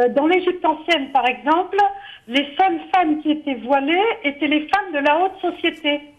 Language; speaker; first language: French; native; French